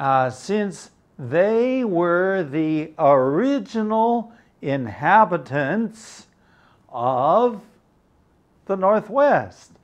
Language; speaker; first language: English; native; English